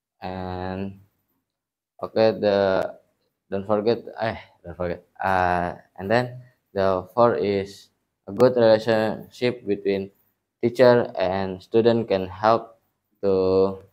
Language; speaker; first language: English; non-native, learner; Indonesian